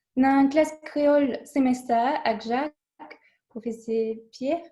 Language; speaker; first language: French; non-native, learner; English